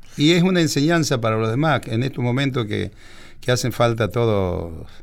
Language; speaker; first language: Spanish; native; Spanish